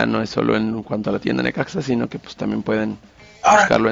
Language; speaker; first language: Spanish; native; Spanish